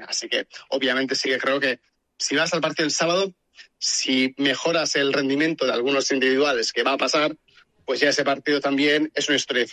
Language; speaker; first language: Spanish; native; Spanish